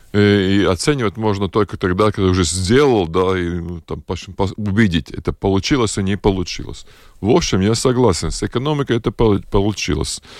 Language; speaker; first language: Russian; non-native, local second language; Latvian